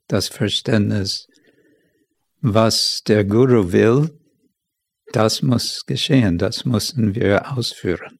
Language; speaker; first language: German; non-native, fluent; English